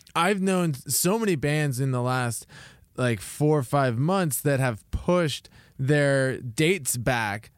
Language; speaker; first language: English; native; English